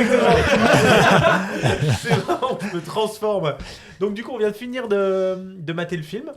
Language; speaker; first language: French; native; French